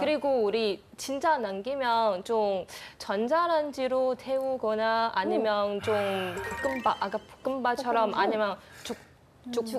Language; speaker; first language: Korean; non-native, fluent; Chinese